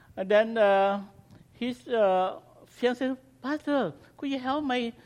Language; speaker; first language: English; non-native, learner; Khmer